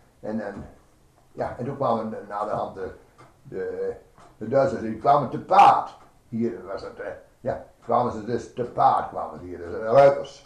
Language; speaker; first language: Dutch; native; Dutch